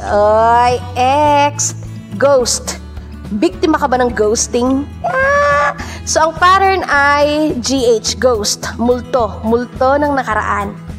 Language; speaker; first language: Filipino; native; Filipino